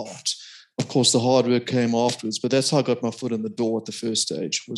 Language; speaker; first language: English; native; English